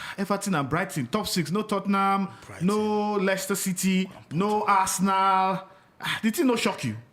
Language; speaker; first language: Nigerian Pidgin; native; Nigerian Pidgin